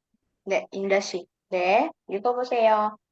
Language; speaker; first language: Korean; non-native, fluent; Indonesian